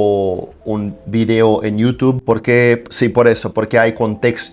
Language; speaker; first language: Spanish; non-native, fluent; Portuguese